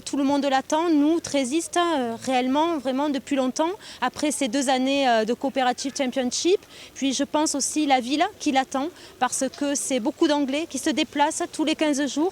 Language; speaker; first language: French; native; French